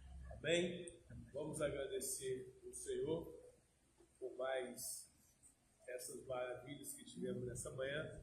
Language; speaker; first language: Portuguese; native; Portuguese